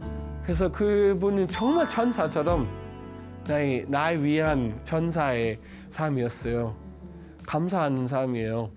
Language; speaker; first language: Korean; non-native, learner; Danish